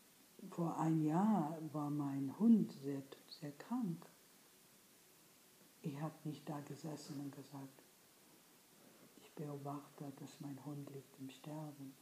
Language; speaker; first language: German; non-native, fluent; English